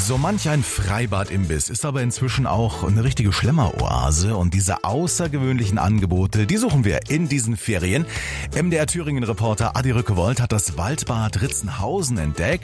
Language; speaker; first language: German; native; German